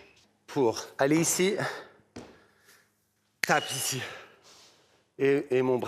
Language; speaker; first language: French; native; French